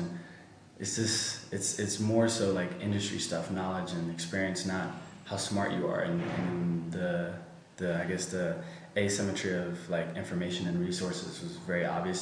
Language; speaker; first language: English; native; English